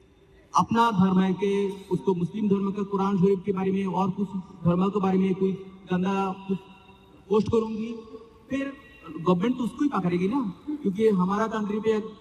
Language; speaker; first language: Hindi; non-native, learner; Bangla